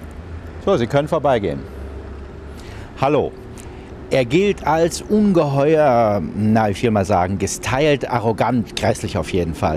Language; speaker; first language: German; native; German